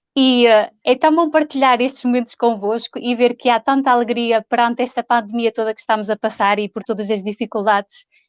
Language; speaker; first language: Portuguese; native; Portuguese